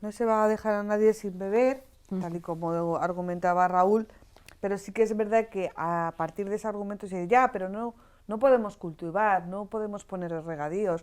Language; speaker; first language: Spanish; native; Spanish